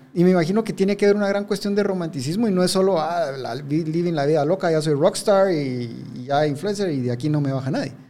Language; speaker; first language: Spanish; native; Spanish